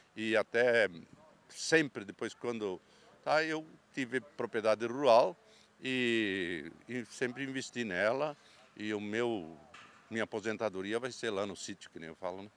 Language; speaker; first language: Portuguese; native; Portuguese